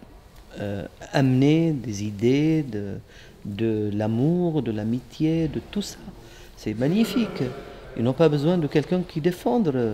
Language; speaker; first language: French; non-native, local second language; Arabic